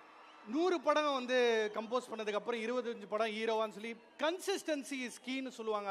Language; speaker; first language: Tamil; native; Tamil